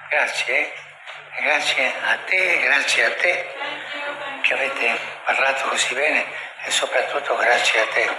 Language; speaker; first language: Italian; non-native, fluent; Spanish